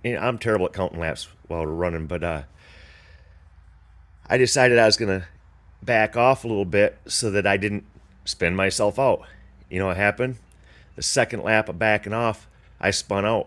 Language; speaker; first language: English; native; English